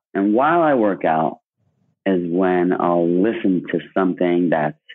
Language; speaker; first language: English; native; English